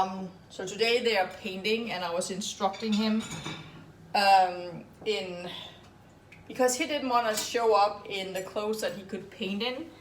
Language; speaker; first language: English; non-native, fluent; Danish